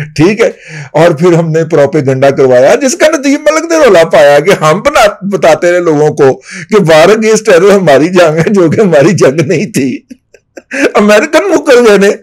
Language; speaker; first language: Urdu; native; Urdu